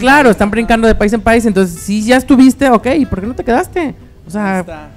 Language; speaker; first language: Spanish; native; Spanish